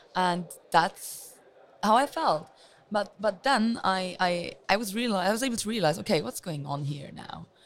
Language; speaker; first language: English; non-native, fluent; Luxembourgish